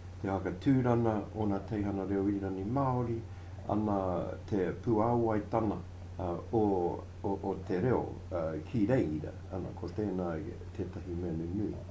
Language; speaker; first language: Māori; non-native, local second language; English